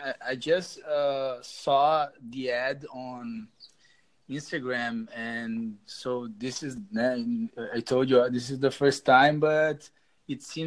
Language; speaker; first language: English; non-native, learner; Portuguese